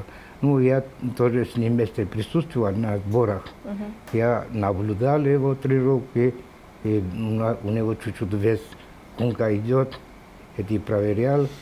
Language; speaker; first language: Russian; non-native, local second language; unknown